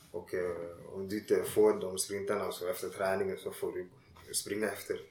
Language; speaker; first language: Swedish; early bilingual, other home language; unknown